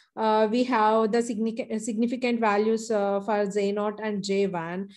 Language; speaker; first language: English; non-native, local second language; Telugu